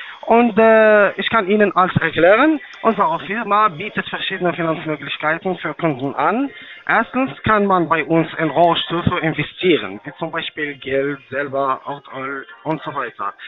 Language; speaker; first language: German; non-native, fluent; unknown